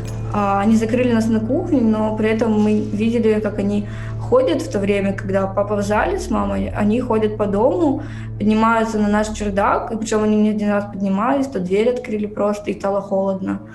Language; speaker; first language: Russian; native; Russian